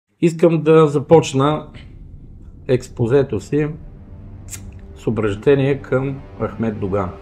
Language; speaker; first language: Bulgarian; native; Bulgarian